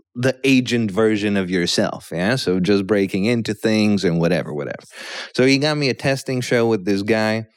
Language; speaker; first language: English; early bilingual, other home language; Polish